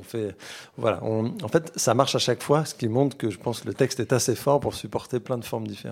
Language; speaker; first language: French; native; French